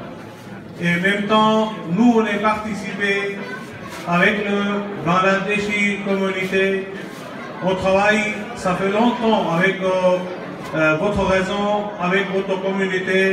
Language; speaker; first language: French; non-native, learner; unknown